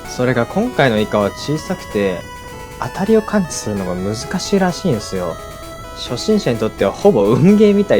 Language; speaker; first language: Japanese; native; Japanese